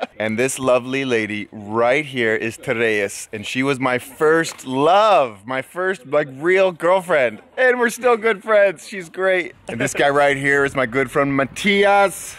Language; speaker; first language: English; native; English